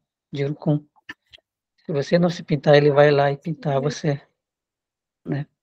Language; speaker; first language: Portuguese; non-native, local second language; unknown